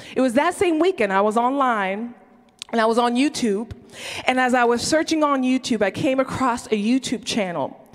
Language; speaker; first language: English; early bilingual, other home language; Yoruba